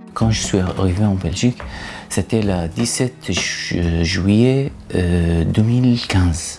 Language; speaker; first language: French; non-native, learner; Arabic